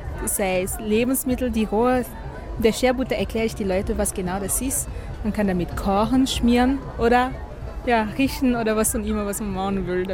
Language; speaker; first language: German; non-native, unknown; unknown